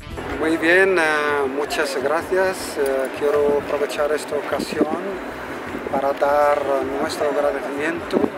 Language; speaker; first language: Spanish; non-native, fluent; Arabic